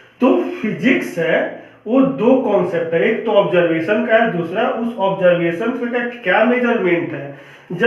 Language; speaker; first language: Hindi; native; Hindi